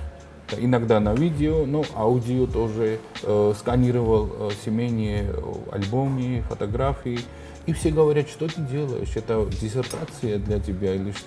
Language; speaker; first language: Russian; non-native, fluent; Georgian